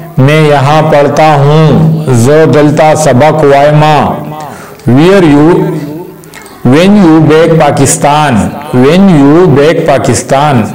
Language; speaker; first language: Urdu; non-native, local second language; Pashto